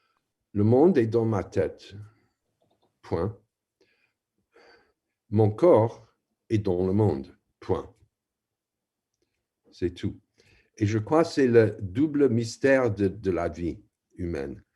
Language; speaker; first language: French; non-native, fluent; English